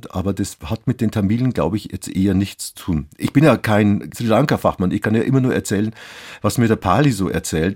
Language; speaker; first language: German; native; German